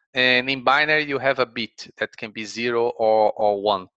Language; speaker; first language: English; non-native, fluent; Portuguese